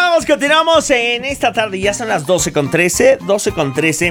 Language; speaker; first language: Spanish; native; Spanish